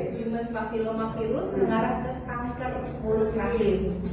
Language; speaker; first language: Indonesian; native; Indonesian